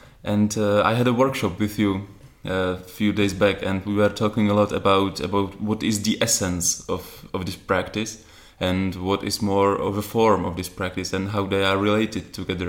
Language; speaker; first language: English; non-native, fluent; Czech